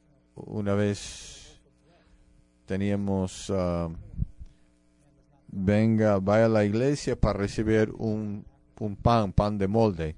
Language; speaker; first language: Spanish; non-native, fluent; English